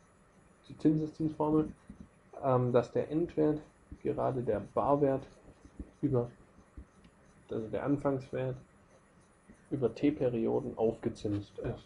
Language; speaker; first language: German; native; German